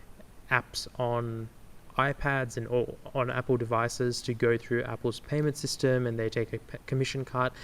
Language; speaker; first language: English; native; English